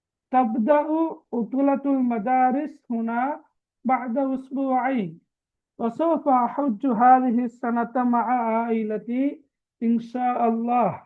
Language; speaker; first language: Arabic; non-native, fluent; Tamil